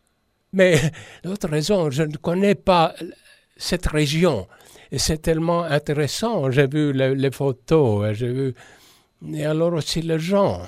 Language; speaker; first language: French; non-native, fluent; Estonian